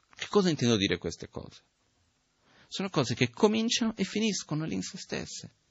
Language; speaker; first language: Italian; non-native, fluent; Portuguese